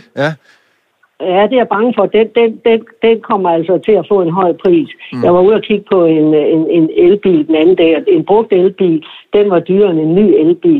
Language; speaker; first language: Danish; native; Danish